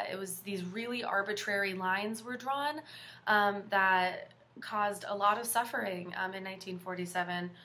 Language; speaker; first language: English; native; English